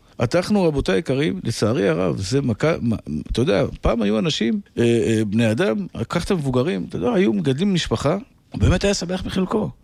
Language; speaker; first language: Hebrew; native; Hebrew